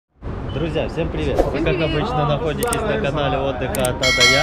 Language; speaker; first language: Russian; native; Russian